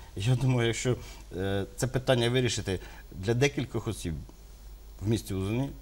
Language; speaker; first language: Ukrainian; native; Ukrainian